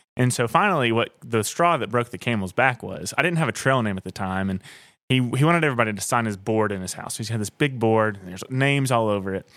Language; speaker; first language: English; native; English